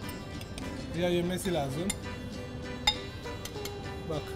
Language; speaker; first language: Turkish; non-native, learner; Italian